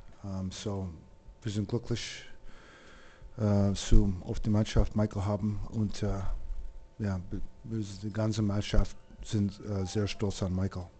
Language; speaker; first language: German; non-native, learner; English